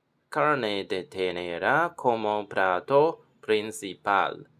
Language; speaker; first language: Spanish; non-native, learner; Chinese